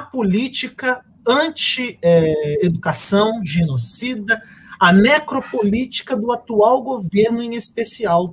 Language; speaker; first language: Portuguese; native; Portuguese